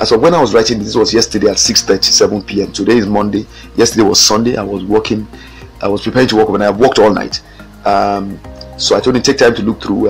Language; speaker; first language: English; non-native, local second language; Yoruba